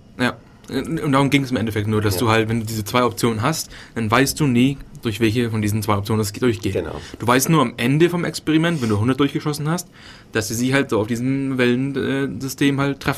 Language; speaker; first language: German; native; German